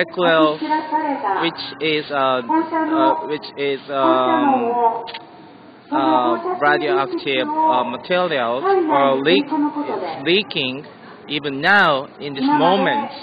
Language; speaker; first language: English; non-native, learner; Japanese